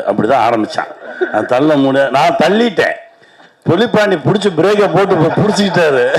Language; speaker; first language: Tamil; native; Tamil